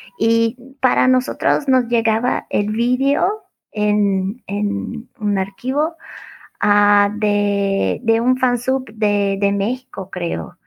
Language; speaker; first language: Spanish; non-native, fluent; Portuguese